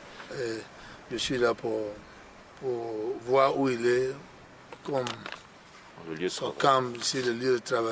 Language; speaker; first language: French; non-native, learner; English